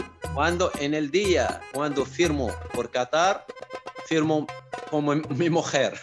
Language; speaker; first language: Spanish; non-native, fluent; Arabic